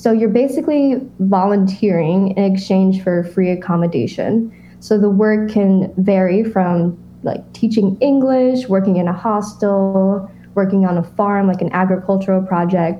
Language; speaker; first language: English; native; English